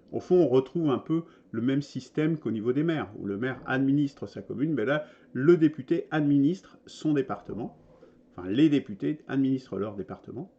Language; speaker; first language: French; native; French